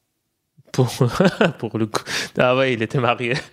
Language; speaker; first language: French; non-native, fluent; Persian